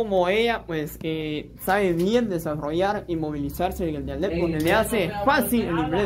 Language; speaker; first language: Spanish; native; Spanish